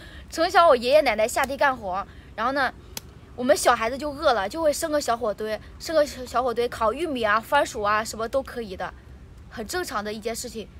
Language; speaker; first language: Chinese; native; Chinese